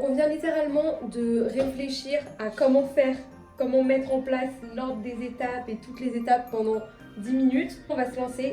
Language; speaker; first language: French; native; French